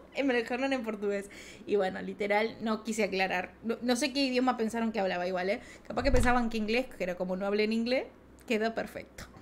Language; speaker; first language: Spanish; native; Spanish